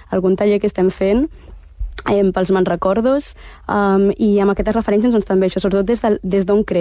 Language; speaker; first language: Catalan; early bilingual, heritage; Catalan